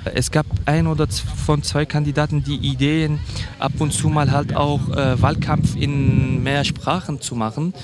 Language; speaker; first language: German; non-native, fluent; Kurdish